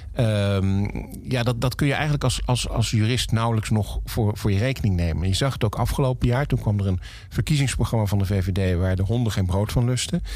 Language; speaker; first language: Dutch; native; Dutch